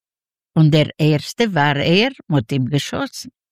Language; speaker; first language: German; non-native, learner; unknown